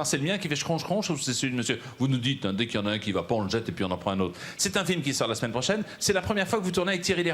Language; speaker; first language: French; native; French